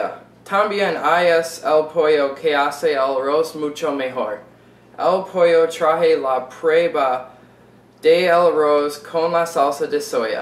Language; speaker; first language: Spanish; non-native, learner; English